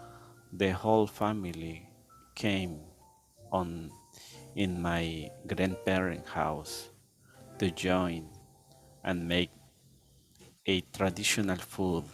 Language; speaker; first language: English; non-native, learner; Spanish